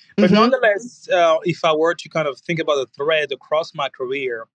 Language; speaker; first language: English; non-native, fluent; French